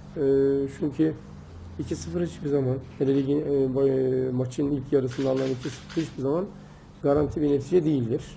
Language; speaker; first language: Turkish; native; Turkish